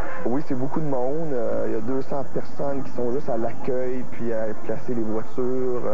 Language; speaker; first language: French; native; French